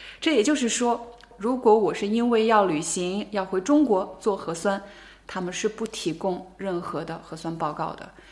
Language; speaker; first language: Chinese; native; Chinese